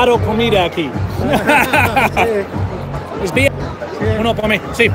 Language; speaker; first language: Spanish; non-native, learner; English